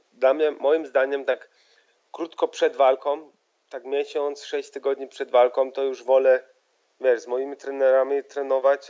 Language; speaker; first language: Polish; early bilingual, heritage; Polish